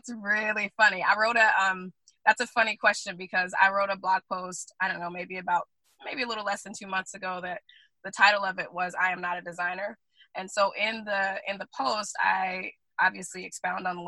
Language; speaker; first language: English; native; English